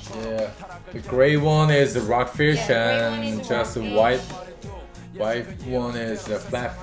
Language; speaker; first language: English; non-native, learner; Korean